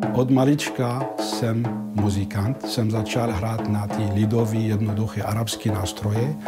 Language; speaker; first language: Czech; non-native, fluent; Arabic